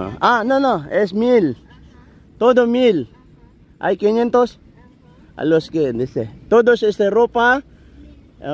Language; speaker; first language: Spanish; non-native, learner; Filipino